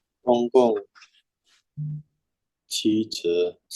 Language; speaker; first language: Chinese; non-native, learner; Indonesian